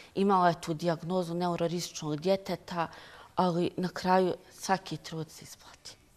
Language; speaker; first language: Bosnian; native; Bosnian